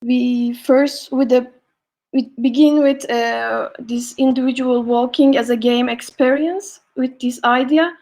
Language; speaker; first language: English; non-native, learner; Turkish